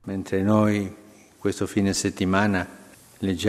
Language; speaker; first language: Italian; non-native, fluent; Spanish